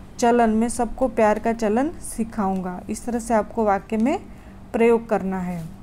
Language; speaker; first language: Hindi; non-native, local second language; Gujarati